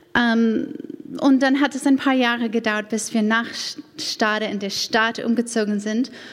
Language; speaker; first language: German; non-native, fluent; English